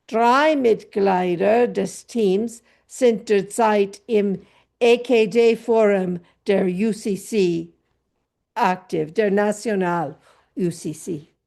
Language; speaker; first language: German; non-native, fluent; English